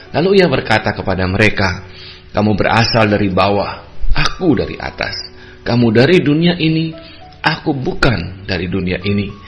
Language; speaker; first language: Indonesian; native; Indonesian